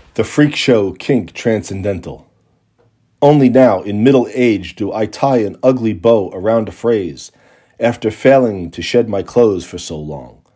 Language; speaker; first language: English; native; English